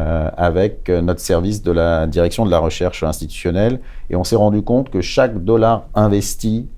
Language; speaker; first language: French; native; French